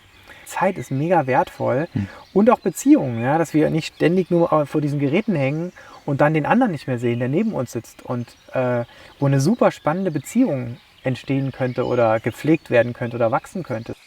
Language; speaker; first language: German; native; German